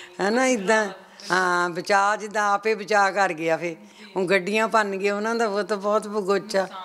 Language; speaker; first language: Punjabi; native; Punjabi